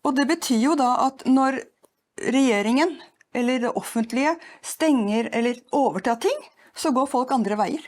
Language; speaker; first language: Norwegian; native; Norwegian